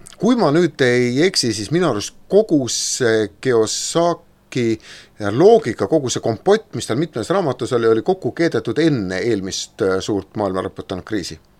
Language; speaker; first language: Estonian; native; Estonian